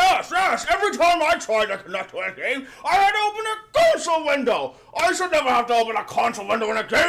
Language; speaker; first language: English; native; English